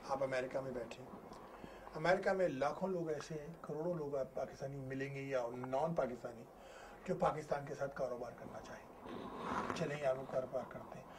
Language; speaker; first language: Urdu; native; Urdu